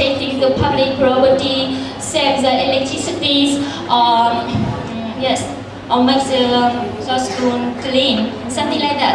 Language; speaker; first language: English; non-native, learner; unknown